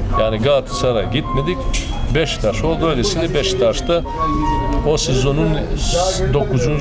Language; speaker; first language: Turkish; non-native, fluent; Serbian